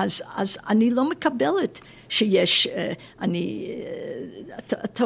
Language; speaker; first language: Hebrew; non-native, fluent; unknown